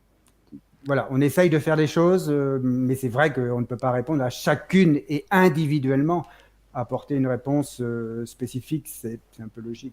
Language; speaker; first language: French; native; French